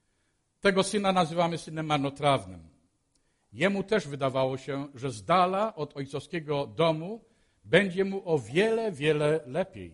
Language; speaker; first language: Polish; native; Polish